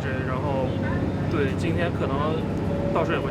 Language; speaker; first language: Chinese; native; Chinese